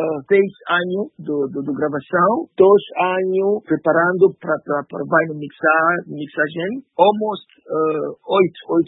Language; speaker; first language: Portuguese; non-native, learner; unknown